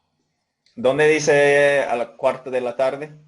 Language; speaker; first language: Spanish; non-native, fluent; English